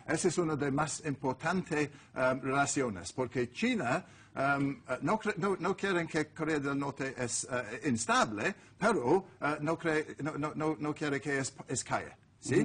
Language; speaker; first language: Spanish; non-native, learner; English